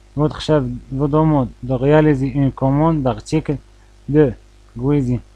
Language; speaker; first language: French; non-native, local second language; Arabic